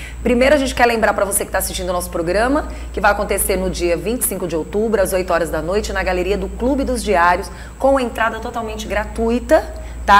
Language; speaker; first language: Portuguese; native; Portuguese